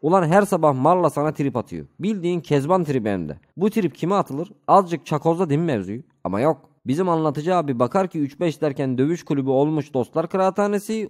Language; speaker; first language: Turkish; native; Turkish